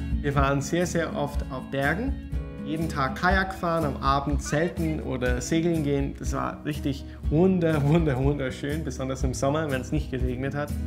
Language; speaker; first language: German; early bilingual, heritage; German